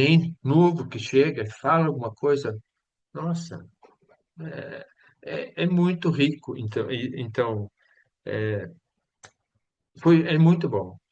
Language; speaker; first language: Portuguese; non-native, fluent; Swedish